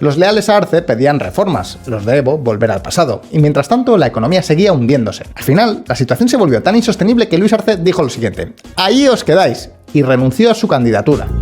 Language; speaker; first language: Spanish; native; Spanish